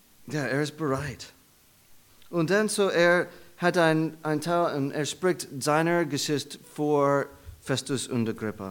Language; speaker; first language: German; non-native, learner; English